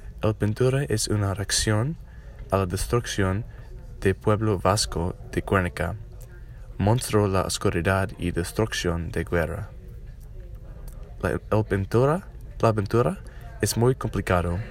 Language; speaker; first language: Spanish; non-native, learner; English